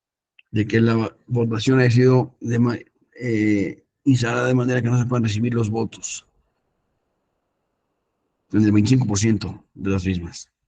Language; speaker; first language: Spanish; native; Spanish